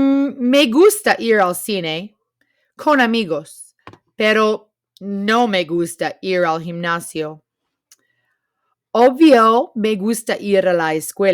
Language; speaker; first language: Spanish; non-native, fluent; English